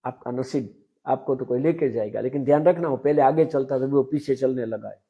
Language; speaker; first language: Hindi; non-native, local second language; Gujarati